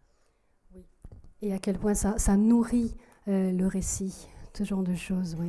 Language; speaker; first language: French; native; French